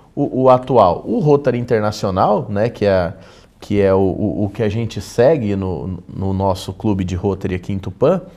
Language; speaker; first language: Portuguese; native; Portuguese